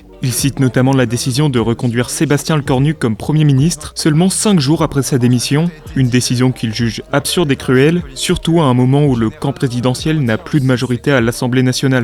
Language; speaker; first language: French; native; French